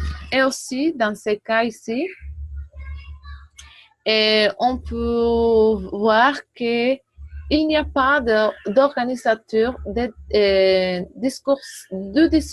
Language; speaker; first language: French; non-native, learner; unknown